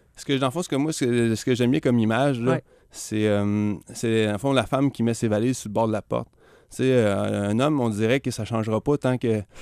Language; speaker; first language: French; native; French